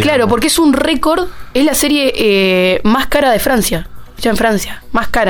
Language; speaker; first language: Spanish; native; Spanish